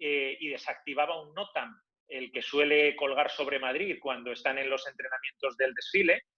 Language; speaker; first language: Spanish; native; Spanish